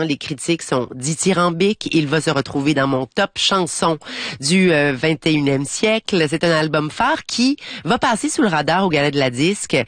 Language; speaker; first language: French; native; French